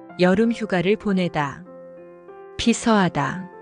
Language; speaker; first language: Korean; native; Korean